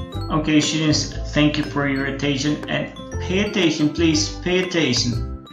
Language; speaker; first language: English; non-native, fluent; Portuguese